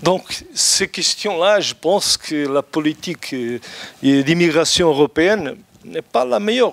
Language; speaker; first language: French; non-native, fluent; Portuguese